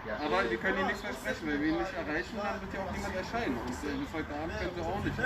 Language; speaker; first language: German; native; German